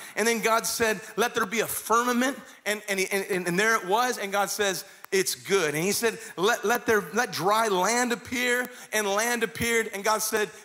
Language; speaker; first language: English; native; English